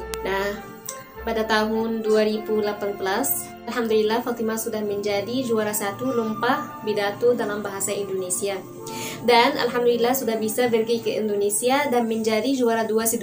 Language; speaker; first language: Indonesian; non-native, fluent; Arabic